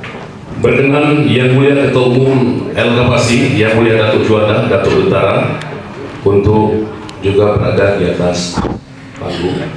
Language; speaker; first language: Indonesian; native; Indonesian